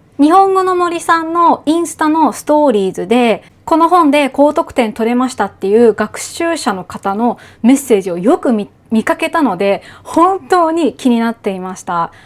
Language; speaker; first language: Japanese; native; Japanese